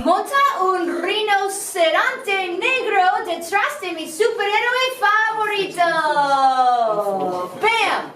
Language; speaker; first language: Spanish; non-native, fluent; English